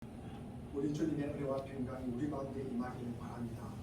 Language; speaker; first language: Korean; native; Korean